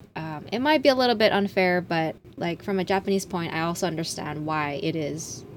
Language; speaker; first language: English; native; English